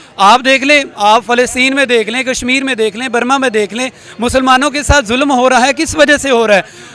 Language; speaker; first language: Urdu; non-native, local second language; Punjabi